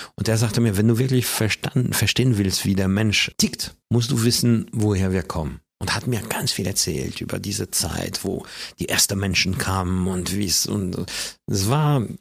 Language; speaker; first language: German; non-native, fluent; French